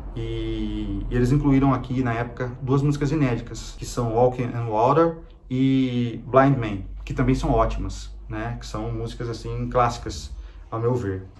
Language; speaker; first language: Portuguese; native; Portuguese